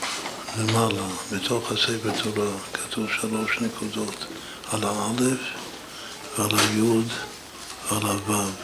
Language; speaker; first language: Hebrew; non-native, fluent; English